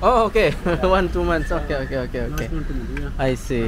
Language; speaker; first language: English; non-native, learner; Indonesian